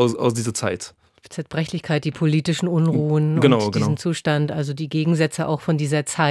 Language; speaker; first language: German; native; German